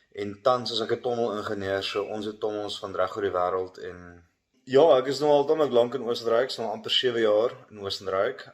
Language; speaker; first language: Afrikaans; native; Afrikaans